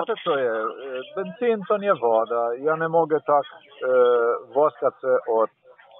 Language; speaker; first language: Polish; non-native, learner; Slovenian